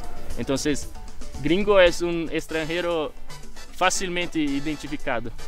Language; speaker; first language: Spanish; non-native, fluent; Portuguese